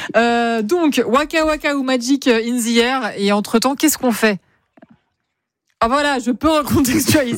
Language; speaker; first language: French; native; French